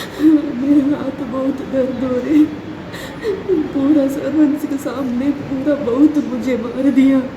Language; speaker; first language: Hindi; non-native, local second language; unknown